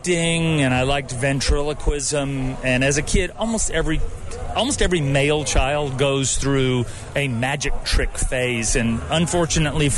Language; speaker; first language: English; native; English